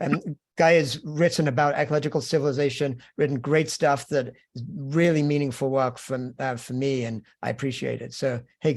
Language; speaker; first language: English; native; English